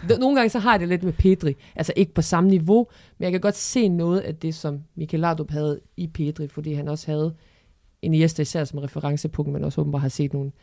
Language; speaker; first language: Danish; early bilingual, other home language; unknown